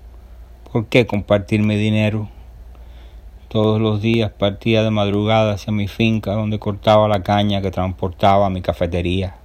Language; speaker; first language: Spanish; native; Spanish